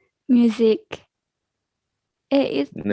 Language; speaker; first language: English; non-native, learner; Indonesian